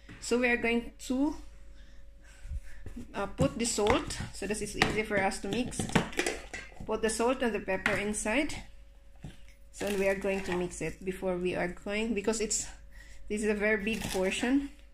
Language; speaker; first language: English; non-native, local second language; Cebuano